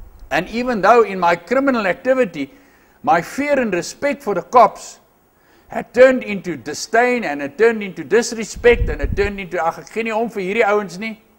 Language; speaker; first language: English; non-native, local second language; Afrikaans